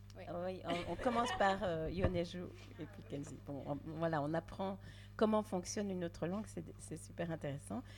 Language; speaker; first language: French; native; French